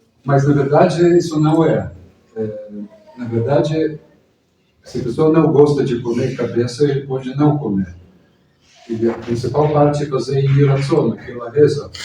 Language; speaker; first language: Portuguese; non-native, fluent; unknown